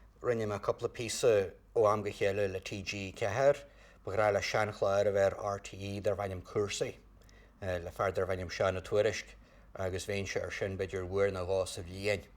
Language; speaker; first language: Irish; native; Irish